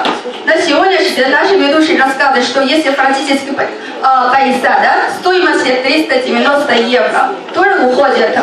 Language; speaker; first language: Russian; non-native, learner; Chinese